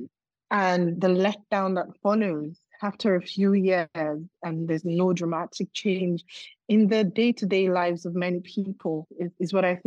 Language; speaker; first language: English; non-native, local second language; Yoruba